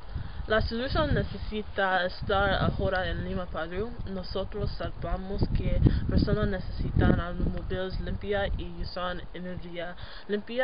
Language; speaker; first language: Spanish; non-native, learner; English